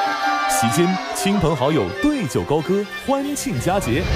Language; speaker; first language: Chinese; native; Chinese